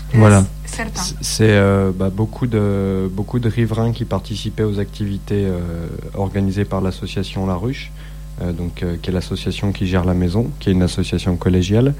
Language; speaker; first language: French; native; French